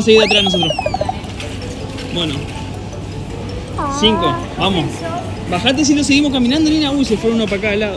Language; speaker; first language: Spanish; native; Spanish